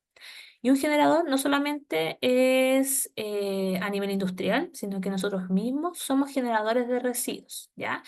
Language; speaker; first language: Spanish; native; Spanish